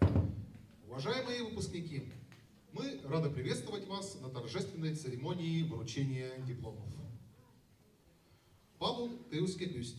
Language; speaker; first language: Russian; native; Russian